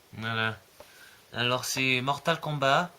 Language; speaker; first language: French; native; French